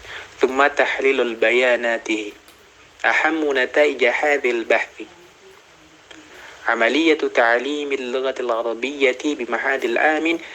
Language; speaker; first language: Arabic; non-native, learner; Indonesian